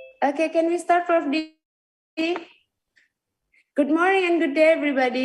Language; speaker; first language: English; non-native, fluent; Indonesian